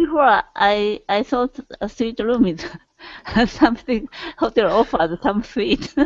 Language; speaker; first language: English; non-native, learner; Japanese